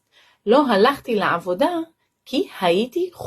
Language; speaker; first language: Hebrew; non-native, local second language; Arabic